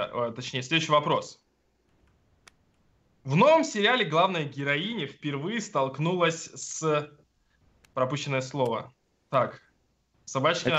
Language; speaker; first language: Russian; native; Russian